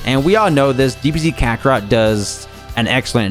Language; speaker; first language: English; native; English